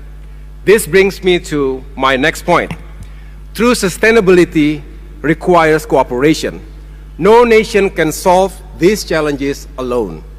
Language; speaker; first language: English; non-native, fluent; Indonesian